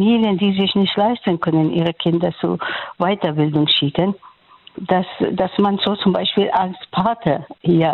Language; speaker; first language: German; non-native, fluent; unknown